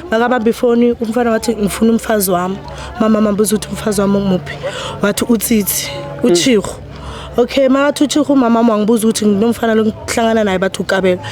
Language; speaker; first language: Zulu; native; Zulu